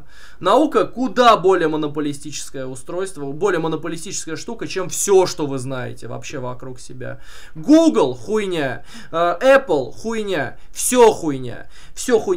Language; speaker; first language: Russian; native; Russian